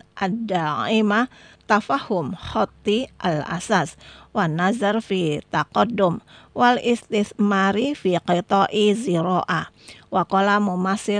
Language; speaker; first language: Arabic; non-native, fluent; Indonesian